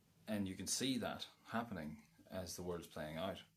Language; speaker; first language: English; native; English